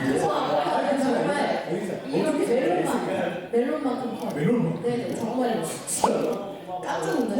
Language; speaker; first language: Korean; native; Korean